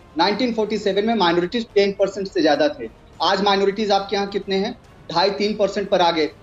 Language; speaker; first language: Hindi; native; Hindi